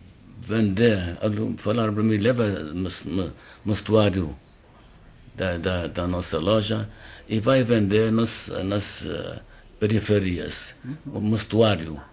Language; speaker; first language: Portuguese; non-native, learner; Arabic